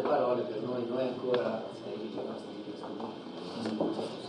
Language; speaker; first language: Italian; native; Italian